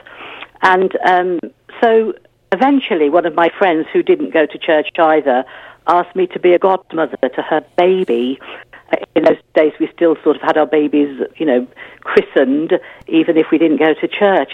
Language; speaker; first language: English; native; English